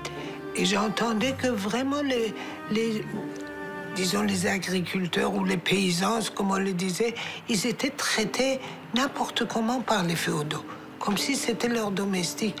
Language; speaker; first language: French; non-native, fluent; Persian